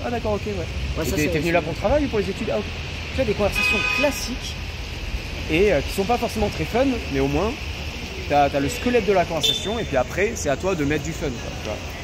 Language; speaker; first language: French; native; French